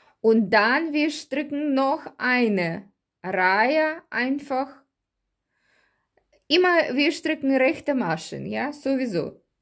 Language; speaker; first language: German; non-native, learner; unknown